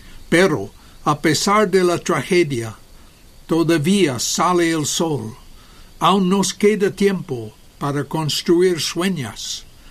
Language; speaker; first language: Spanish; non-native, fluent; English